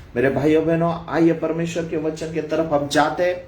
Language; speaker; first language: Hindi; non-native, local second language; Marathi